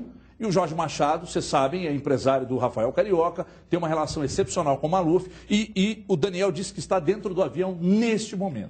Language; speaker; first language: Portuguese; native; Portuguese